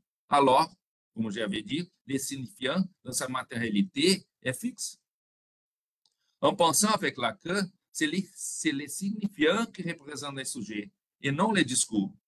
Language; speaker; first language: French; non-native, fluent; Portuguese